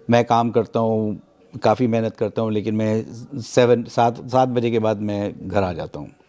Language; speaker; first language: Urdu; native; Urdu